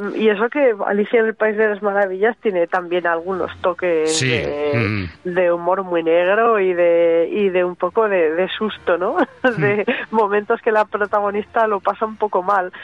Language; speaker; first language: Spanish; native; Spanish